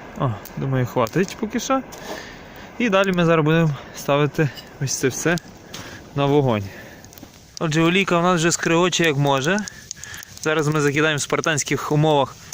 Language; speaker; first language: Ukrainian; native; Ukrainian